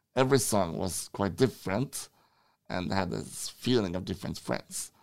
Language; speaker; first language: English; non-native, fluent; Swedish